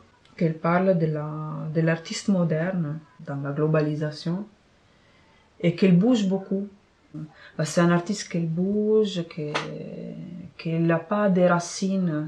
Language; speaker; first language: French; non-native, fluent; Italian